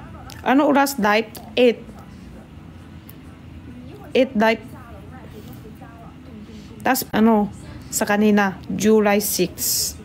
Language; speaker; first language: Filipino; non-native, learner; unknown